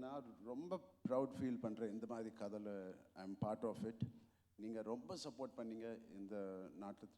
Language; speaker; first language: Tamil; non-native, local second language; Telugu